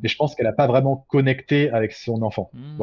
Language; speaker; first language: French; native; French